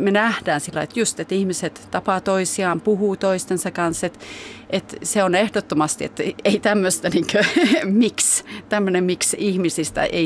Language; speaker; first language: Finnish; early bilingual, heritage; Finnish